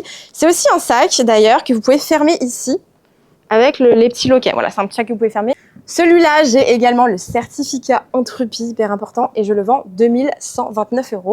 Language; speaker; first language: French; native; French